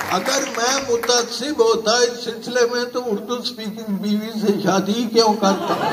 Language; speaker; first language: Urdu; non-native, local second language; Punjabi